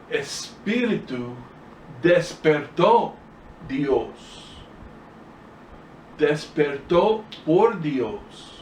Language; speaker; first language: Spanish; non-native, fluent; English